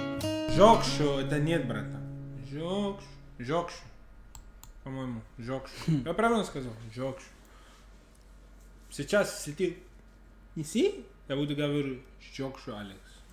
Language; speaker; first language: Russian; non-native, fluent; English